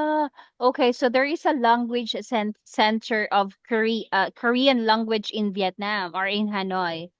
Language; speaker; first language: English; non-native, local second language; Cebuano